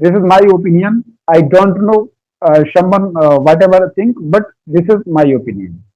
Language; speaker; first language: English; non-native, learner; Hindi